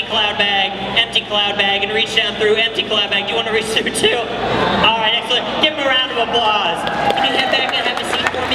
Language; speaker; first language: English; native; English